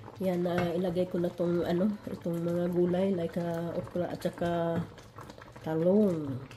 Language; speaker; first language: Filipino; non-native, local second language; Cebuano